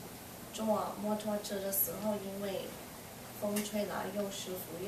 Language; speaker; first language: Chinese; early bilingual, heritage; Chinese